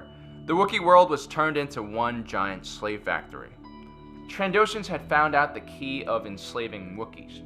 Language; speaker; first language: English; native; English